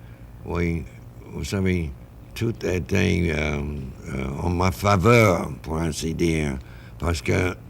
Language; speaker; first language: French; non-native, fluent; English